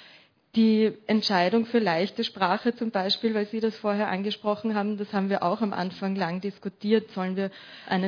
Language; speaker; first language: German; native; German